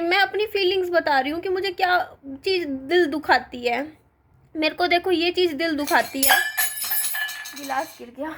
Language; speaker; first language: Hindi; native; Hindi